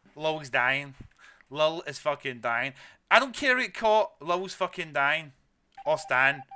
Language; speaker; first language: English; native; English